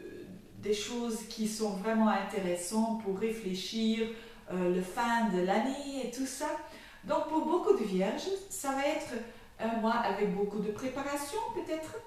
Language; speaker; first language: French; non-native, fluent; Dutch